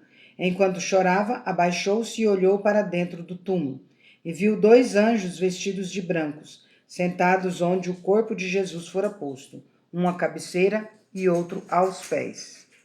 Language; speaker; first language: Portuguese; native; Portuguese